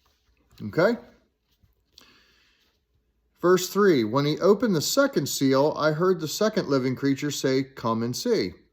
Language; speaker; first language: English; native; English